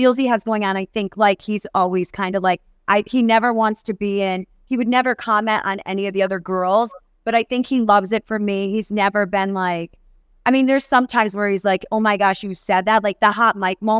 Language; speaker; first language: English; native; English